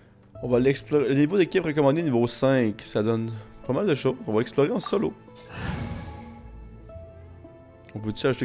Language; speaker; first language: French; native; French